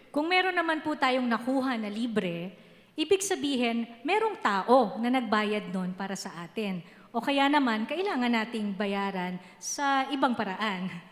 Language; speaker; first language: Filipino; native; Filipino